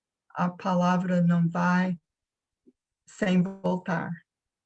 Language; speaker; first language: Portuguese; non-native, fluent; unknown